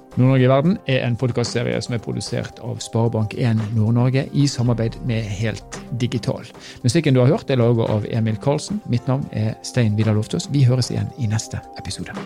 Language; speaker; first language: Norwegian; native; Norwegian